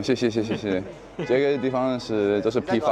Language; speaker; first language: Chinese; non-native, fluent; English